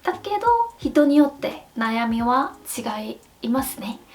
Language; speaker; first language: Japanese; non-native, fluent; Korean